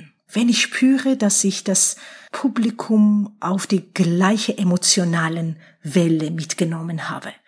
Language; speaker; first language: German; non-native, fluent; Georgian